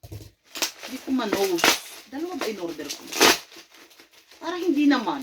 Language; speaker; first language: Filipino; native; Filipino